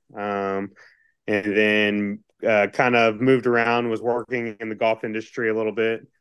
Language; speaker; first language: English; native; English